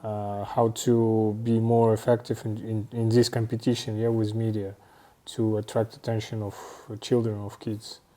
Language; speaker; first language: English; non-native, fluent; Russian